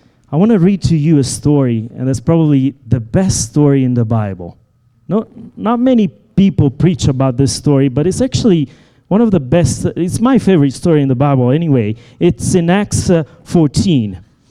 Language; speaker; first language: English; non-native, fluent; Italian